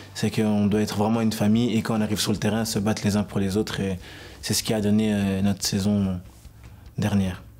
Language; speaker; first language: French; native; French